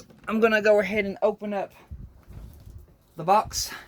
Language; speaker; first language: English; native; English